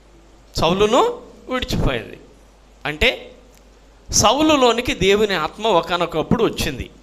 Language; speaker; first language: Telugu; native; Telugu